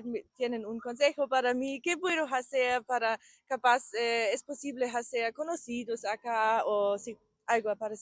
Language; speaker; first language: Spanish; non-native, learner; German